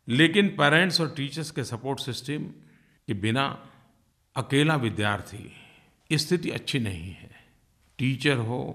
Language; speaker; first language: Hindi; non-native, local second language; Gujarati